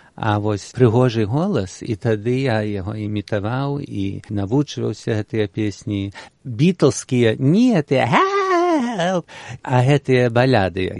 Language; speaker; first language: Belarusian; early bilingual, heritage; Belarusian